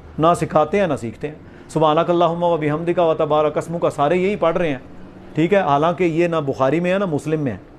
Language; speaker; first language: Urdu; non-native, local second language; Punjabi